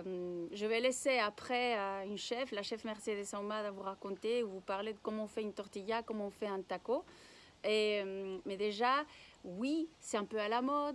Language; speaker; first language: French; non-native, fluent; Spanish